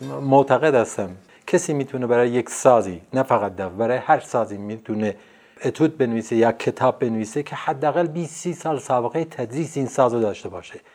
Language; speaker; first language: Persian; non-native, local second language; Central Kurdish